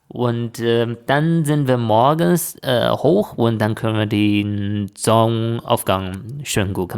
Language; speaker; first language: German; non-native, fluent; Chinese